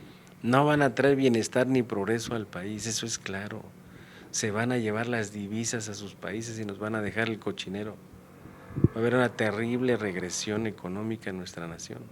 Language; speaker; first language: Spanish; native; Spanish